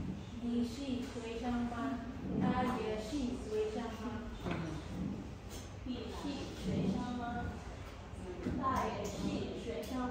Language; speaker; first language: Chinese; non-native, learner; Filipino